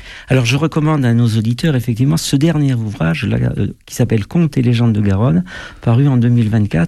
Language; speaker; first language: French; native; French